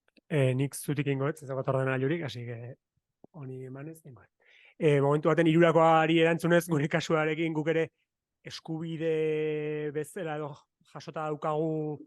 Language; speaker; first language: Basque; native; Basque